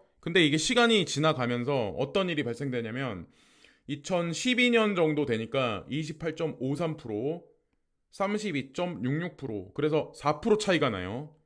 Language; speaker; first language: Korean; native; Korean